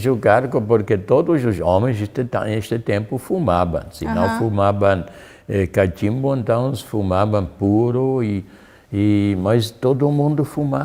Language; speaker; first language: Portuguese; non-native, fluent; German